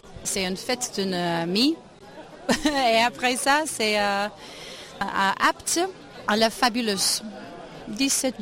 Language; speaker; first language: French; non-native, learner; English